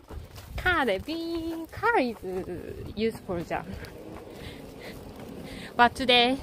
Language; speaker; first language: English; non-native, learner; Japanese